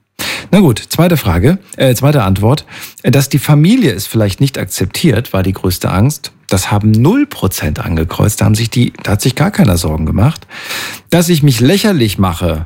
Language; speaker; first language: German; native; German